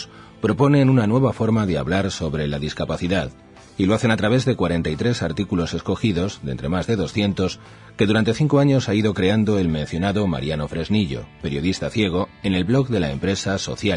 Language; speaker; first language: Spanish; native; Spanish